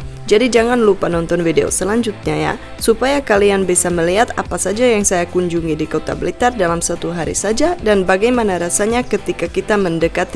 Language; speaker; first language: Indonesian; non-native, fluent; Czech